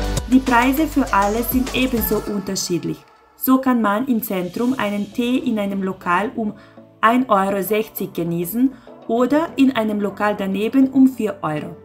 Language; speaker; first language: German; non-native, fluent; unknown